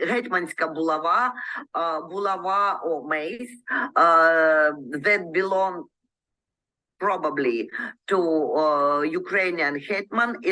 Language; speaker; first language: English; non-native, learner; Ukrainian